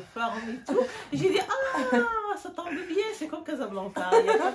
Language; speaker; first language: French; non-native, local second language; Arabic